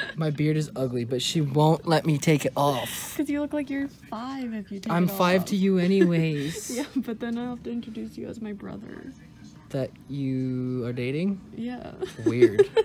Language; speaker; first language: English; native; English